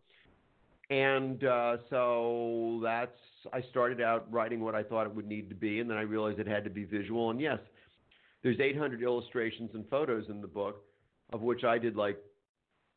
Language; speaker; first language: English; native; English